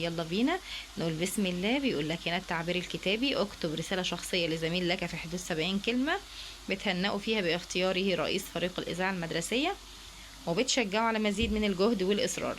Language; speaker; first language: Arabic; native; Arabic